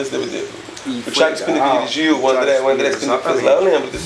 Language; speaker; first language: Portuguese; native; Portuguese